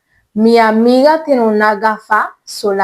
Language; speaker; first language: Spanish; non-native, learner; Haitian Creole